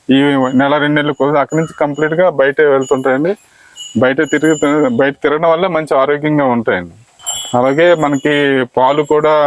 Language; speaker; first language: Telugu; native; Telugu